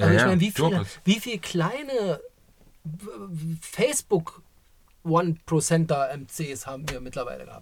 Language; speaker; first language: German; native; German